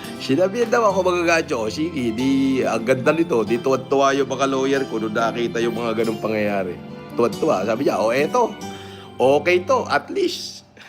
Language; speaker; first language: Filipino; native; Filipino